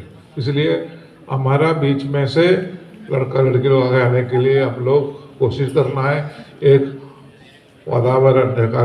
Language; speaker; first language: Hindi; non-native, local second language; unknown